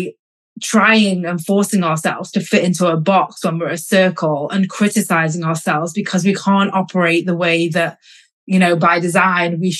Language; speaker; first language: English; native; English